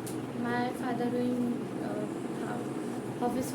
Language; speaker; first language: English; non-native, learner; Marathi